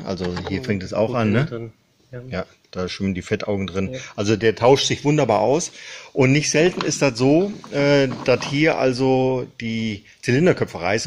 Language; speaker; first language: German; native; German